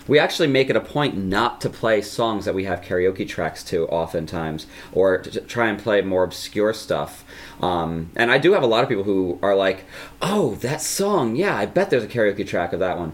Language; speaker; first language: English; native; English